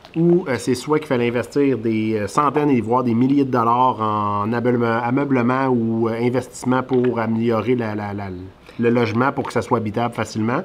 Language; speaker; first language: French; native; French